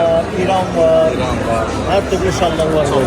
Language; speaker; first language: Turkish; non-native, fluent; Uzbek